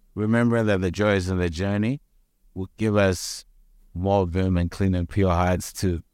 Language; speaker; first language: English; non-native, local second language; Akan